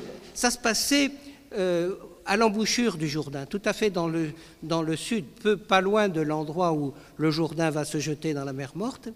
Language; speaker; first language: French; native; French